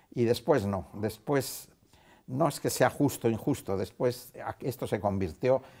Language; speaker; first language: Spanish; native; Spanish